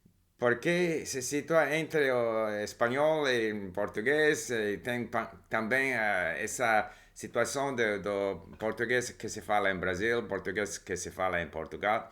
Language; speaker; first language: Portuguese; non-native, learner; English